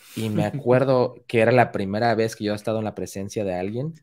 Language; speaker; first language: Spanish; early bilingual, heritage; Spanish